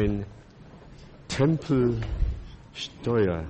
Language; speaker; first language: German; non-native, fluent; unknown